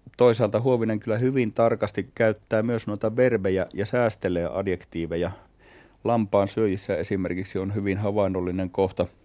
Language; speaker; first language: Finnish; native; Finnish